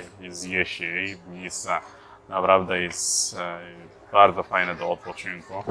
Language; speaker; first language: Polish; non-native, learner; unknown